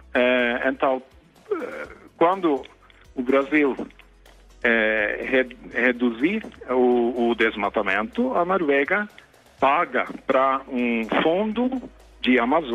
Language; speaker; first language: Portuguese; non-native, fluent; Norwegian